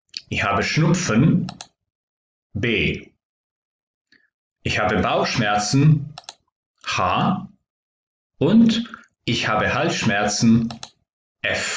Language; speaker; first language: German; non-native, fluent; Croatian